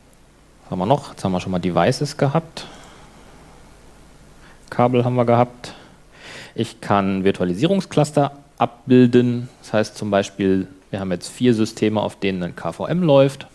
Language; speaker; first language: German; native; German